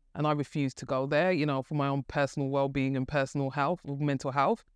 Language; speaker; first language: English; native; English